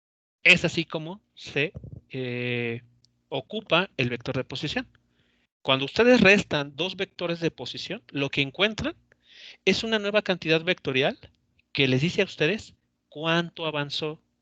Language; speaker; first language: Spanish; native; Spanish